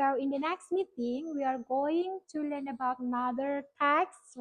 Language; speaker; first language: English; non-native, fluent; Indonesian